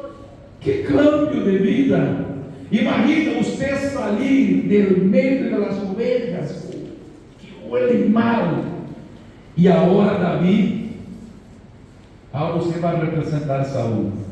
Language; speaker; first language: Spanish; non-native, fluent; Portuguese